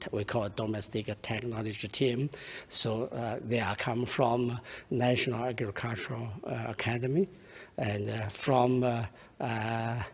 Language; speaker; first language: English; non-native, learner; Chinese